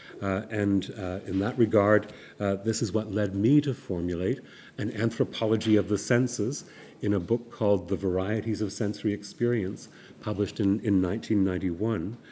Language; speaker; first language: English; native; English